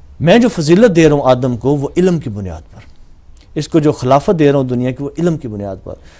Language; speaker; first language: Urdu; non-native, local second language; Punjabi